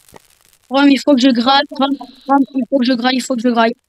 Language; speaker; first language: French; native; French